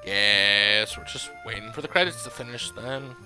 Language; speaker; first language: English; native; English